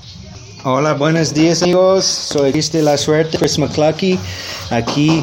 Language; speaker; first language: Spanish; non-native, learner; English